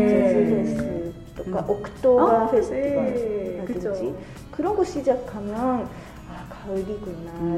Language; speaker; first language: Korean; non-native, fluent; Japanese